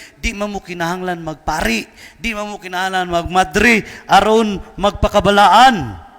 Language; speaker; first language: Cebuano; native; Cebuano